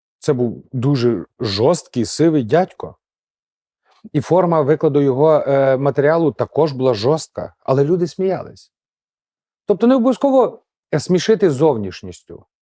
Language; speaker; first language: Ukrainian; native; Ukrainian